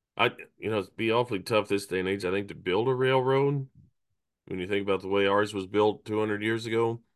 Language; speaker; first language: English; native; English